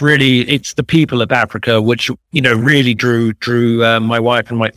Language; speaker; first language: English; native; English